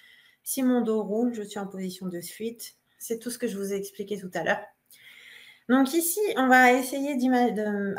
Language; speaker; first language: French; native; French